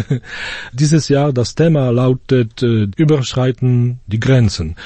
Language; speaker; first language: German; non-native, fluent; Polish